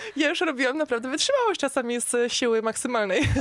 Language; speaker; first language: Polish; native; Polish